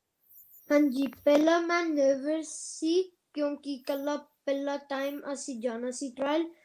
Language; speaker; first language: Punjabi; early bilingual, heritage; Punjabi